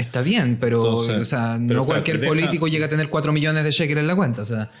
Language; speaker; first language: Spanish; native; Spanish